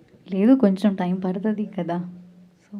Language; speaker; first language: Telugu; non-native, learner; Malayalam